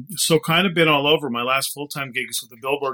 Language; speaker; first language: English; native; English